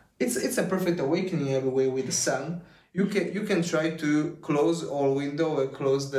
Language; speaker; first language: English; non-native, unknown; Italian